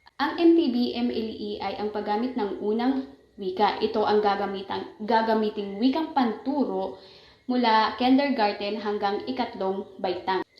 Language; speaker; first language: Filipino; non-native, local second language; Maranao